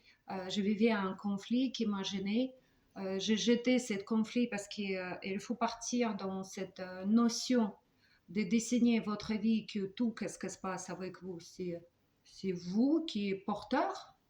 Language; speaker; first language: French; non-native, fluent; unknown